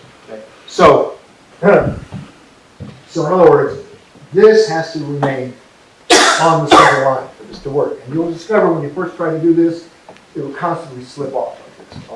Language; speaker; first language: English; native; English